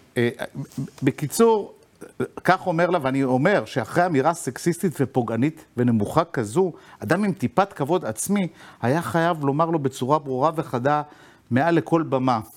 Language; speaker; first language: Hebrew; native; Hebrew